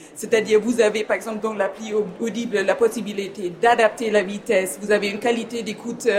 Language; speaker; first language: French; non-native, fluent; German